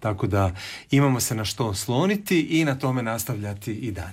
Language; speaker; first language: Croatian; native; Croatian